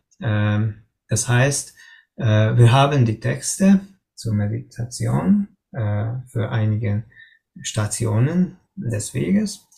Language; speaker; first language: German; non-native, learner; Hungarian